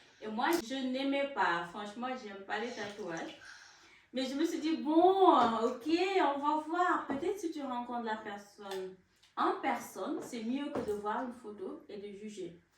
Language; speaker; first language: French; non-native, local second language; Wolof